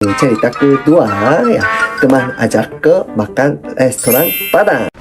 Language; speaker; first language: Indonesian; non-native, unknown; Korean